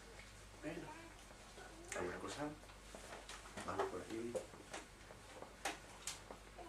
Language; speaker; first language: Spanish; native; Spanish